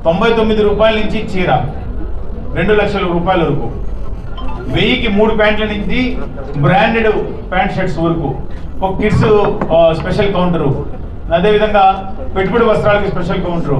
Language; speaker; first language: Telugu; native; Telugu